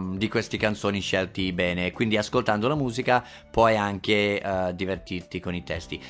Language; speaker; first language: Italian; non-native, fluent; English